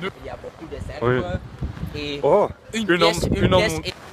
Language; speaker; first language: French; non-native, learner; Dutch